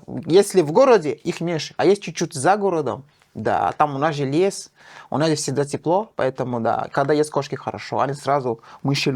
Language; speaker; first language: Russian; non-native, fluent; French